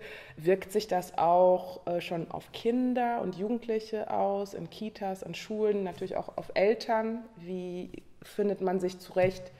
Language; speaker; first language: German; native; German